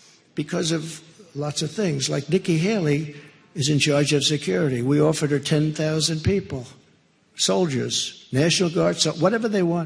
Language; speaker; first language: English; native; English